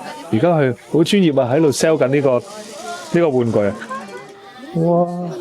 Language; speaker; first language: Cantonese; native; Cantonese